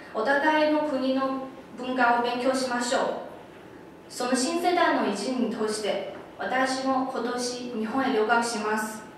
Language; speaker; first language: Japanese; non-native, fluent; Chinese